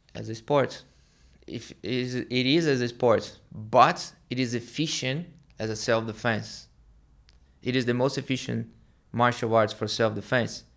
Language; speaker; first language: English; non-native, learner; Portuguese